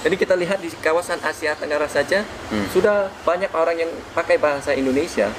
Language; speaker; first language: Indonesian; non-native, fluent; Vietnamese